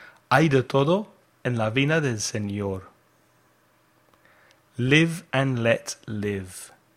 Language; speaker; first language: Spanish; non-native, fluent; English